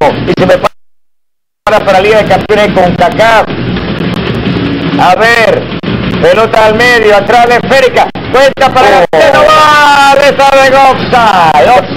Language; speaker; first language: Spanish; native; Spanish